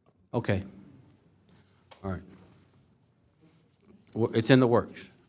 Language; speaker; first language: English; native; English